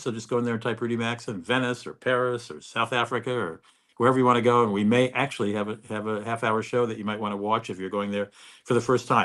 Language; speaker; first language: English; native; English